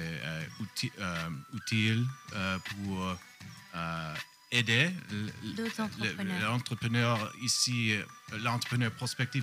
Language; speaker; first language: French; non-native, learner; English